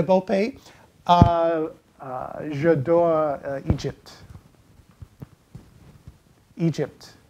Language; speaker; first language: French; non-native, learner; English